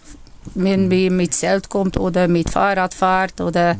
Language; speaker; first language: German; non-native, learner; Dutch